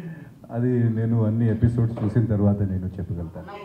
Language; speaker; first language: Telugu; non-native, fluent; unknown